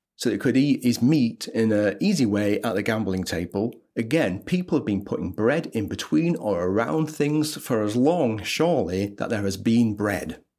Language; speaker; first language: English; native; English